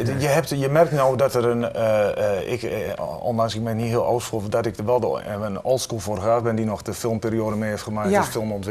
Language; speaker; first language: Dutch; native; Dutch